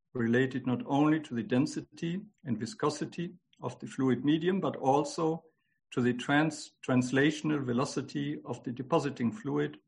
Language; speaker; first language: English; non-native, fluent; German